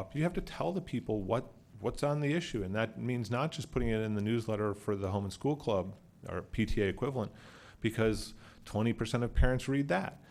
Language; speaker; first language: English; native; English